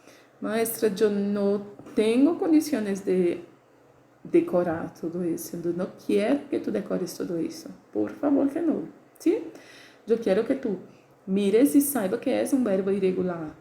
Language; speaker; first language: Spanish; non-native, fluent; Portuguese